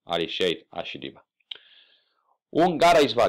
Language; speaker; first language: Latvian; non-native, fluent; Spanish